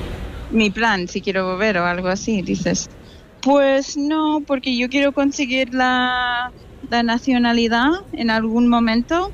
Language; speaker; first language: Spanish; non-native, fluent; English